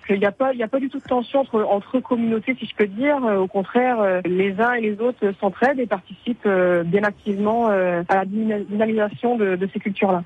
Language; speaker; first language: French; native; French